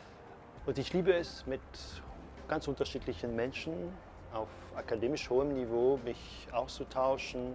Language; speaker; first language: German; non-native, fluent; French